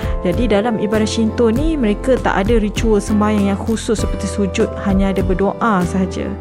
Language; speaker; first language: Malay; native; Malay